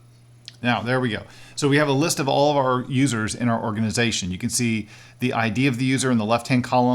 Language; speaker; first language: English; native; English